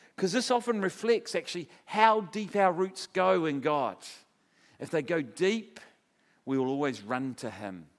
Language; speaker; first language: English; native; English